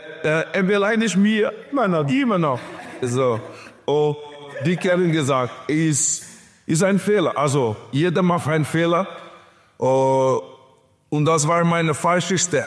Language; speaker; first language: German; non-native, learner; Portuguese